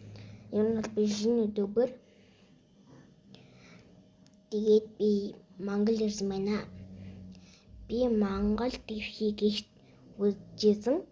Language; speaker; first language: Mongolian; early bilingual, heritage; Mongolian